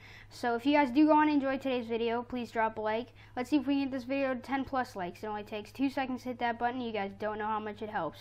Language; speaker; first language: English; native; English